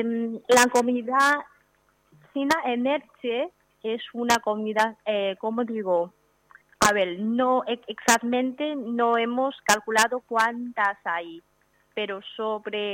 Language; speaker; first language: Spanish; non-native, learner; Chinese